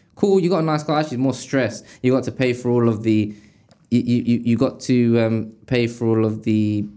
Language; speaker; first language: English; native; English